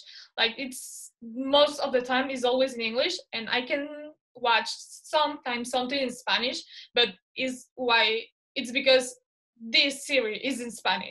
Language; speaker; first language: English; non-native, fluent; Spanish